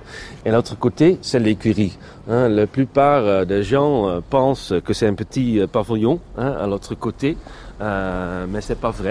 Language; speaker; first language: French; non-native, fluent; Dutch